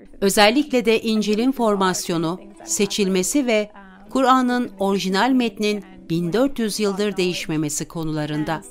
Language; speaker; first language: Turkish; non-native, fluent; English